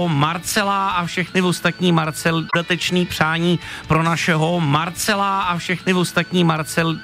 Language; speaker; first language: Czech; native; Czech